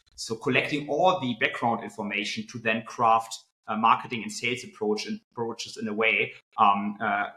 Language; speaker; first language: English; non-native, fluent; German